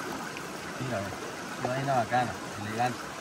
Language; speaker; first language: Spanish; native; Spanish